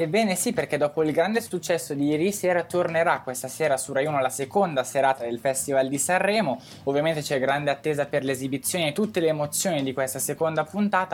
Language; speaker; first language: Italian; native; Italian